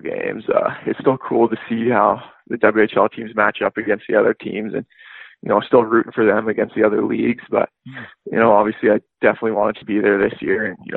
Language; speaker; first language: English; native; English